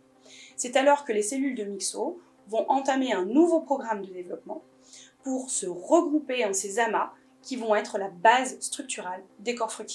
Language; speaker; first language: French; native; French